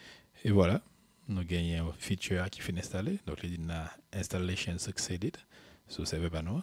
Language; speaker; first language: French; non-native, local second language; Haitian Creole